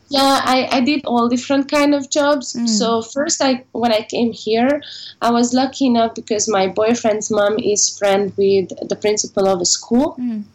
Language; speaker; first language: English; non-native, fluent; Hungarian